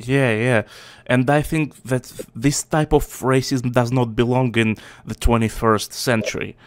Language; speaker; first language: English; non-native, fluent; Russian